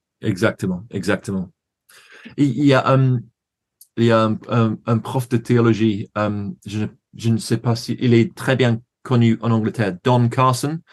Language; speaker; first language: French; non-native, learner; English